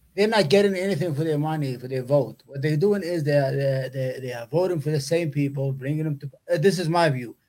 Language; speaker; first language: English; native; English